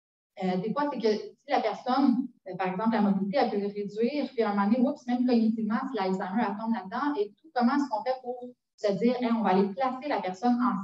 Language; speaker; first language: French; native; French